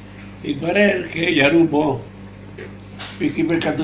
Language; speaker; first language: Hebrew; non-native, learner; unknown